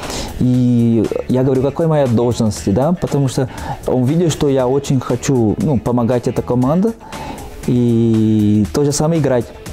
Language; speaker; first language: Russian; non-native, fluent; Portuguese